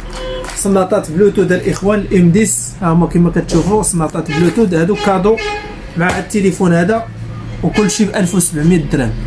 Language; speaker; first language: Arabic; native; Arabic